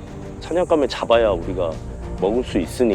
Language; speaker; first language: Korean; native; Korean